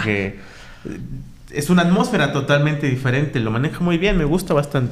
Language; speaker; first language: Spanish; native; Spanish